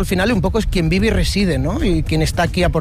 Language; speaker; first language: Spanish; native; Spanish